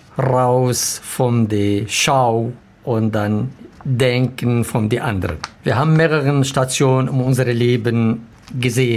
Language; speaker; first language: German; non-native, learner; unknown